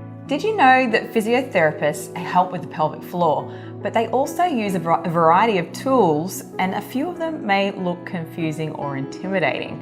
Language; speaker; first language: English; native; English